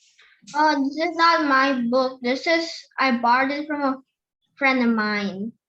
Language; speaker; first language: English; non-native, learner; Indonesian